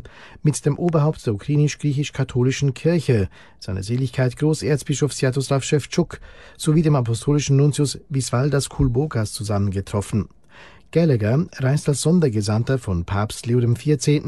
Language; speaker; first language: German; native; German